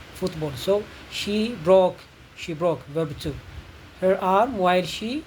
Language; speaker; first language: English; non-native, local second language; Amharic